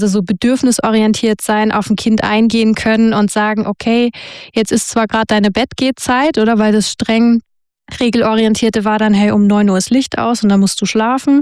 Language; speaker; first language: German; native; German